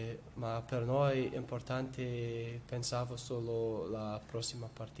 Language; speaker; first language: Italian; non-native, learner; English